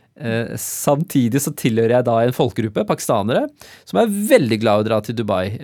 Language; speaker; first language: Norwegian; early bilingual, other home language; Urdu